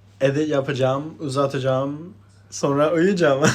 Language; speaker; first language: Turkish; early bilingual, heritage; Turkish